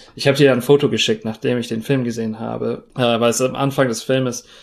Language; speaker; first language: German; non-native, fluent; English